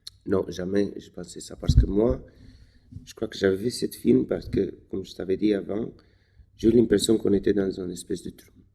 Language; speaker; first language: French; non-native, fluent; Romanian